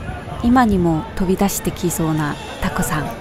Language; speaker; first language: Japanese; non-native, fluent; Korean